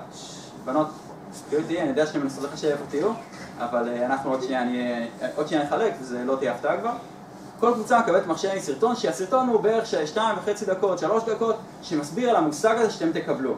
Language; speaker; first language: Hebrew; native; Hebrew